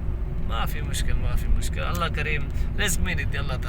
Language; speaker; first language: Arabic; non-native, learner; Urdu